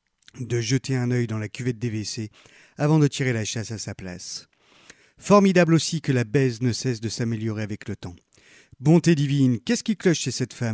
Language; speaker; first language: French; native; French